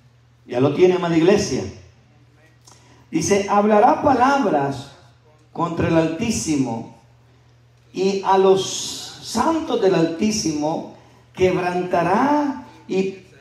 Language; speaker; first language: Spanish; native; Spanish